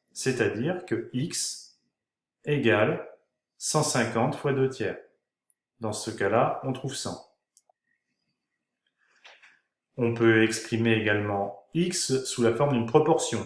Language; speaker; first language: French; native; French